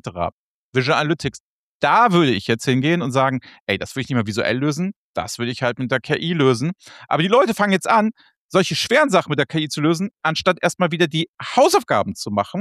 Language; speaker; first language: German; native; German